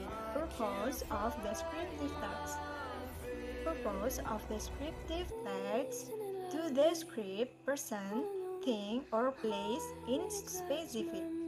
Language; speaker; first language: English; non-native, learner; Indonesian